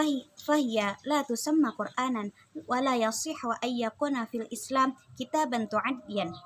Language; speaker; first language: Arabic; non-native, learner; Indonesian